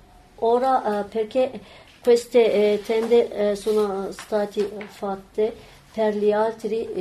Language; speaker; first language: Italian; non-native, learner; Turkish